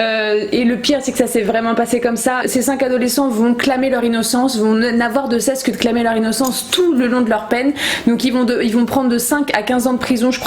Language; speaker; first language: French; native; French